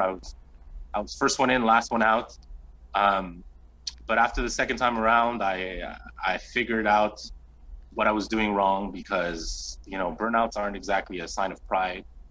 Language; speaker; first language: English; native; English